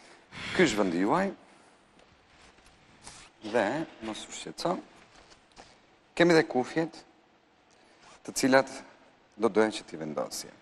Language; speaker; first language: Albanian; native; Albanian